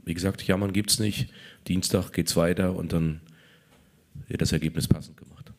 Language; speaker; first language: German; native; German